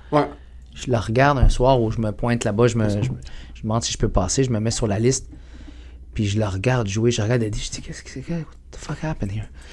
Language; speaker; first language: French; early bilingual, other home language; Arabic